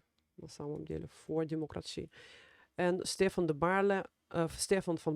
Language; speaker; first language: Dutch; non-native, fluent; Russian